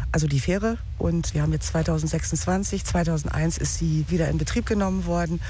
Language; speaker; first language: German; native; German